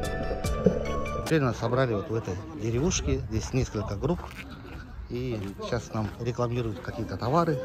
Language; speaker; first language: Russian; native; Russian